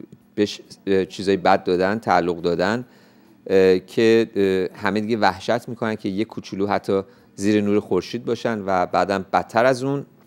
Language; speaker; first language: Persian; native; Persian